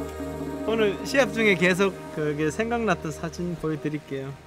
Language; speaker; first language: Korean; native; Korean